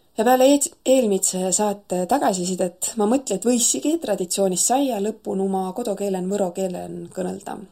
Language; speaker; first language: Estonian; native; Estonian